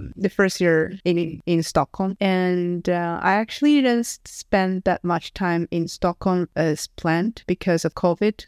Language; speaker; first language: English; non-native, fluent; Chinese